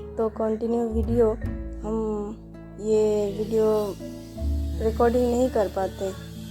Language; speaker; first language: Hindi; non-native, local second language; Bangla